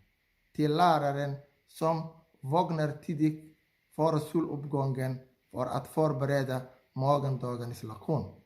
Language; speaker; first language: Swedish; non-native, learner; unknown